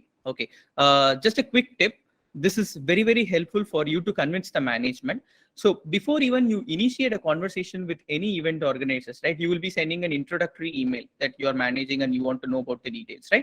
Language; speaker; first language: English; non-native, local second language; Tamil